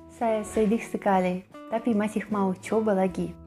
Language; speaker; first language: Indonesian; non-native, learner; Russian